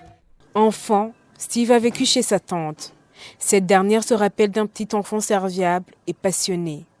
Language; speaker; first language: French; non-native, local second language; Rundi